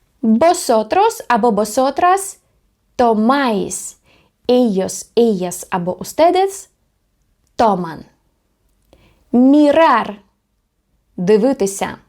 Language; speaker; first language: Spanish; non-native, fluent; Ukrainian